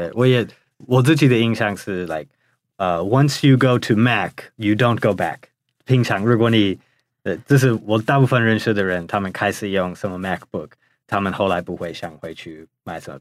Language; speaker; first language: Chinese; non-native, fluent; English